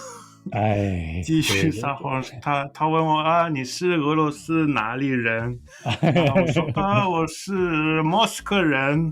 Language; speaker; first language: Chinese; non-native, fluent; English